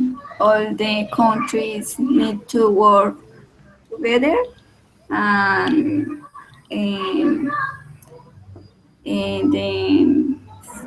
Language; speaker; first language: English; non-native, learner; Spanish